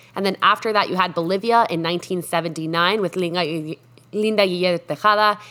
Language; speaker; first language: English; non-native, fluent; Spanish